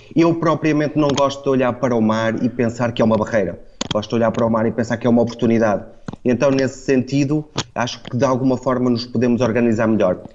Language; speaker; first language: Portuguese; native; Portuguese